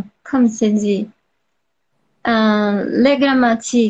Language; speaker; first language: French; non-native, learner; Portuguese